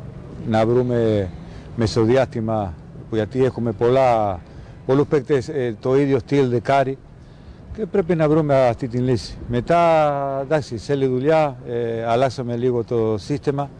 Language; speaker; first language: Greek; non-native, learner; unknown